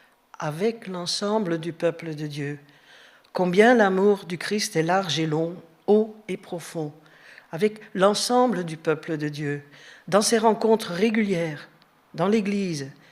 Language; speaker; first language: French; native; French